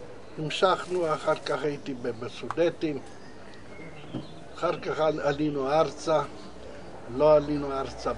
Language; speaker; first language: Hebrew; non-native, fluent; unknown